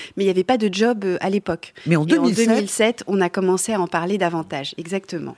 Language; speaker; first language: French; native; French